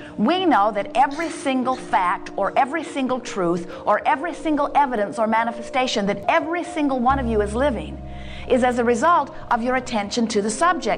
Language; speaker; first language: English; native; English